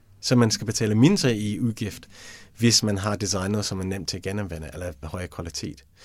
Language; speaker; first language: Danish; non-native, fluent; English